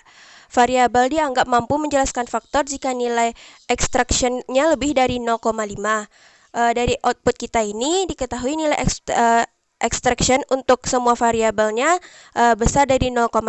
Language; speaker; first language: Indonesian; native; Indonesian